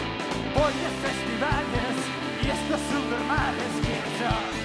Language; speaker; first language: Spanish; native; Spanish